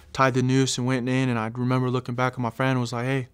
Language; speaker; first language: English; native; English